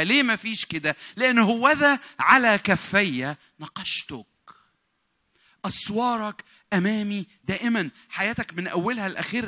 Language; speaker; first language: Arabic; native; Arabic